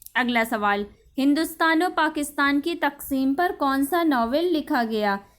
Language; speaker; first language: Urdu; native; Urdu